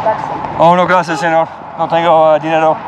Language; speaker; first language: Spanish; non-native, learner; English